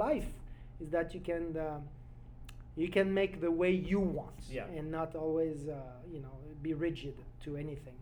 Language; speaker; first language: English; non-native, fluent; French